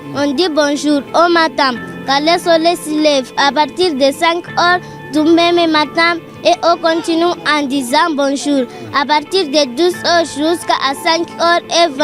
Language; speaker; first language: French; non-native, learner; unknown